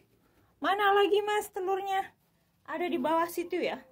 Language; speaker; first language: Indonesian; native; Indonesian